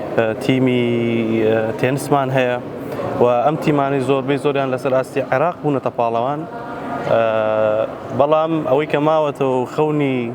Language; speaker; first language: Central Kurdish; native; Central Kurdish